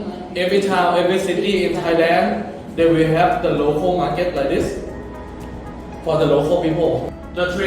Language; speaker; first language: English; non-native, fluent; Thai